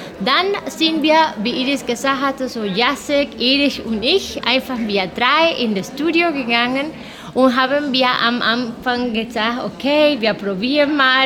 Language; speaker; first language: German; non-native, fluent; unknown